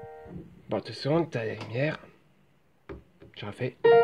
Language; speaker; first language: French; native; French